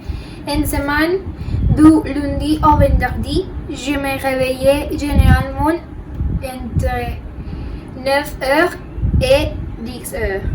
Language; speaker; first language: French; non-native, learner; Spanish